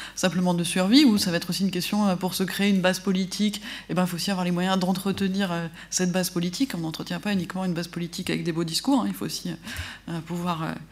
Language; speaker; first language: French; native; French